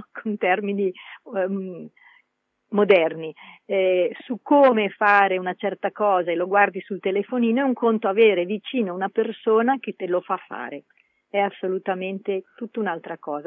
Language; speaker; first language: Italian; native; Italian